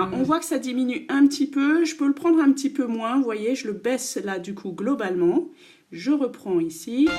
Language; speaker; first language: French; native; French